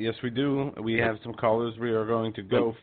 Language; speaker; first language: English; native; English